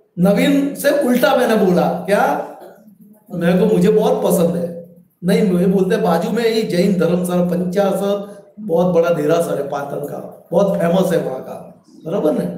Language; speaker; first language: Hindi; non-native, local second language; Gujarati